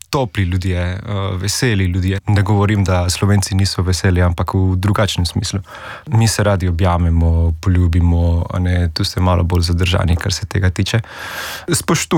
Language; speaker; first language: Slovenian; non-native, fluent; Spanish